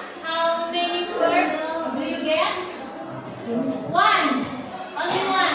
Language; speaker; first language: English; non-native, local second language; Indonesian